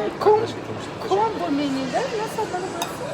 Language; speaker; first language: Turkish; non-native, learner; Azerbaijani